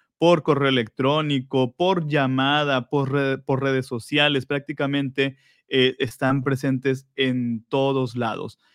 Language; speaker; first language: Spanish; native; Spanish